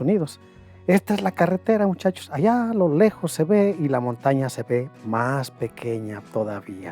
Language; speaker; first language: Spanish; native; Spanish